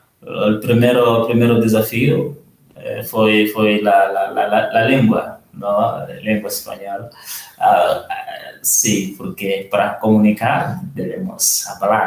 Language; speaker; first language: Spanish; non-native, learner; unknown